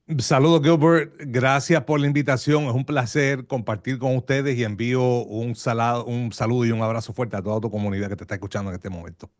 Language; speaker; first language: Spanish; early bilingual, heritage; Spanish